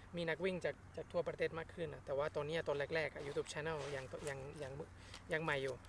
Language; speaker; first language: Thai; non-native, fluent; Spanish